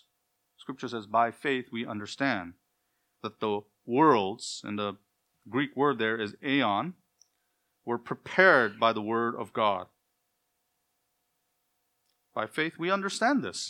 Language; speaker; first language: English; native; English